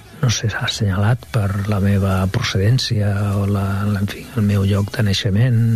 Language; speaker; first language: Catalan; non-native, local second language; Spanish